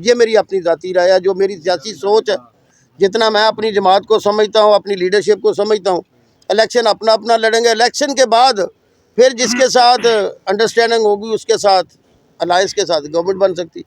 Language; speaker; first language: Urdu; non-native, local second language; Punjabi